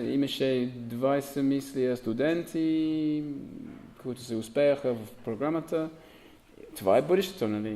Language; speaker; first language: Bulgarian; non-native, learner; English